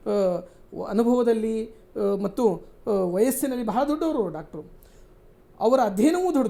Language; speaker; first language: Kannada; native; Kannada